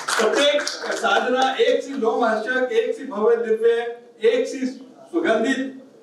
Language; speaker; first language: Hindi; native; Hindi